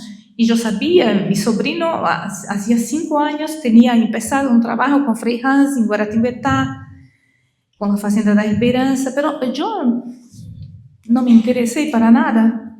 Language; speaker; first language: Spanish; non-native, learner; Portuguese